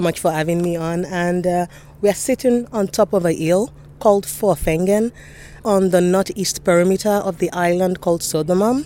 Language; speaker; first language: English; non-native, local second language; Yoruba